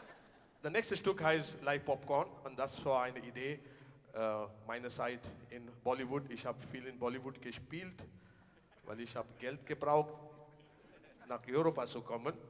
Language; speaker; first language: German; non-native, learner; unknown